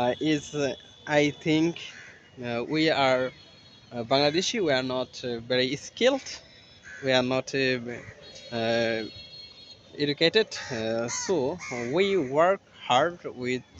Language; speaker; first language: English; non-native, learner; Bangla